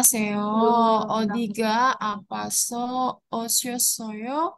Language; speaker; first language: Korean; non-native, learner; Indonesian